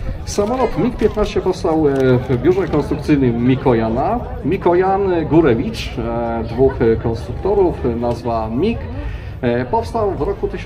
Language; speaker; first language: Polish; native; Polish